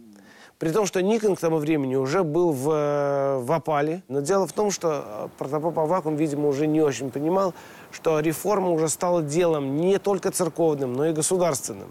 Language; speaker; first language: Russian; native; Russian